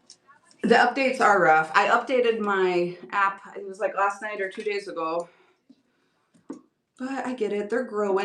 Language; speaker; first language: English; native; English